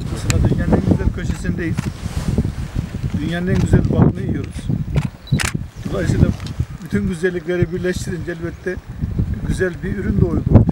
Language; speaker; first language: Turkish; non-native, learner; Italian